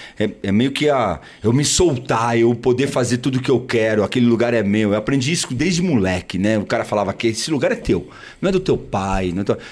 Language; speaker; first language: Portuguese; early bilingual, other home language; Spanish